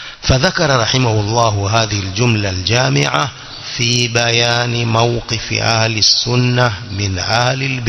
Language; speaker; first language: Arabic; non-native, fluent; Swahili